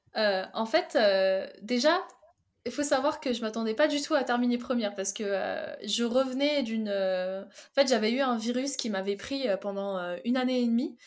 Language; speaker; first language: French; early bilingual, other home language; Arabic